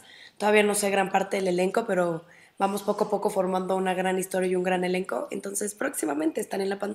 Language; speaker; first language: Spanish; native; Spanish